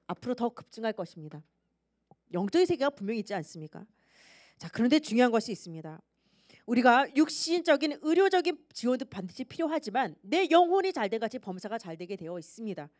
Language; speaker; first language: Korean; native; Korean